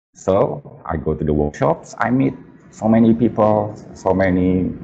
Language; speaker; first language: English; non-native, fluent; Indonesian